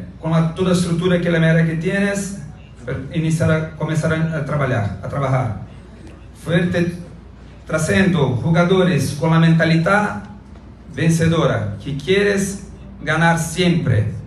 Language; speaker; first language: Spanish; non-native, learner; Portuguese